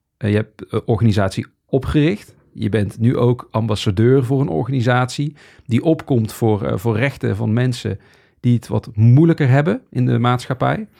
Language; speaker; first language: Dutch; native; Dutch